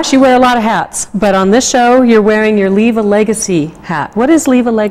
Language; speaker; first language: English; native; English